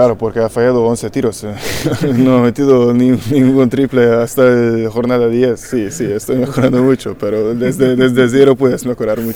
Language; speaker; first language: Spanish; non-native, learner; Hungarian